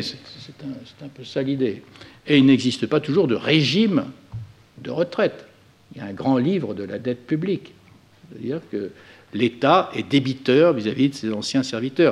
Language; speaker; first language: French; native; French